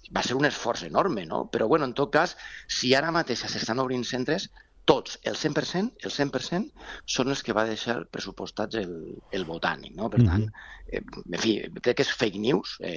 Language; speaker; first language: Catalan; native; Catalan